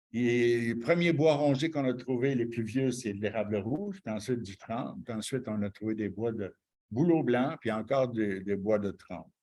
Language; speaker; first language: French; native; French